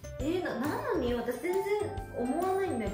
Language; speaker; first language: Japanese; non-native, local second language; Chinese